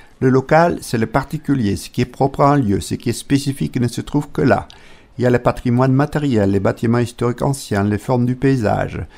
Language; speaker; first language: French; native; French